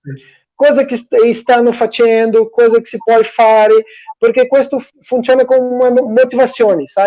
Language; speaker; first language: Italian; non-native, fluent; Portuguese